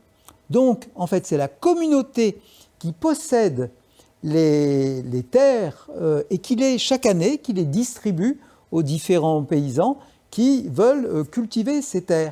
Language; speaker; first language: French; native; French